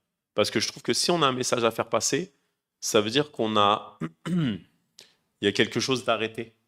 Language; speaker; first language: French; native; French